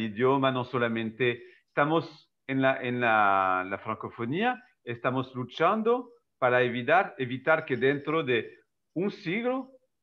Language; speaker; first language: Spanish; non-native, fluent; French